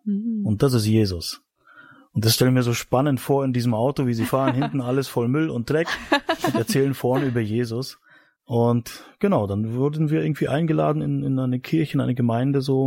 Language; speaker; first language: German; native; German